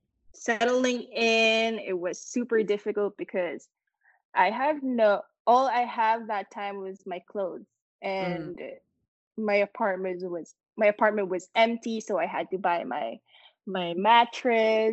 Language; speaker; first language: English; non-native, local second language; Filipino